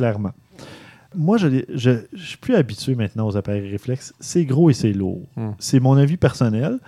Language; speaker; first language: French; native; French